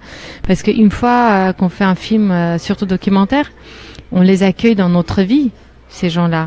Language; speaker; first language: French; non-native, fluent; Armenian